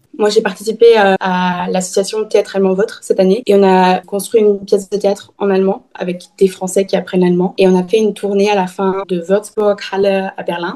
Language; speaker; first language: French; early bilingual, heritage; French